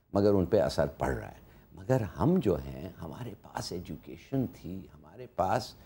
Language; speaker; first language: Urdu; native; Urdu